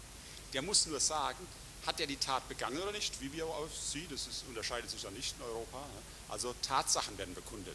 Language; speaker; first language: German; native; German